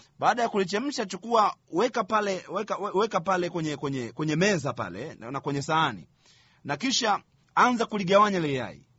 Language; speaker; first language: Swahili; native; Swahili